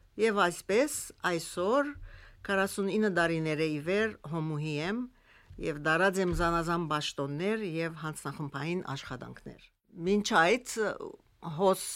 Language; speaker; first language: Armenian; early bilingual, heritage; Armenian